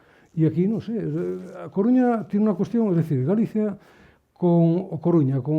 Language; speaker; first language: Spanish; native; Spanish